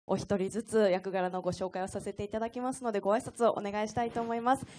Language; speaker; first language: Japanese; native; Japanese